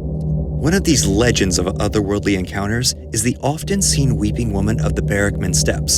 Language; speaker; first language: English; native; English